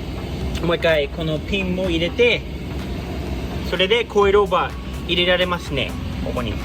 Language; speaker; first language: Japanese; early bilingual, heritage; Japanese